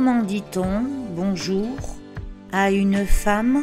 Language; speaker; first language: French; native; French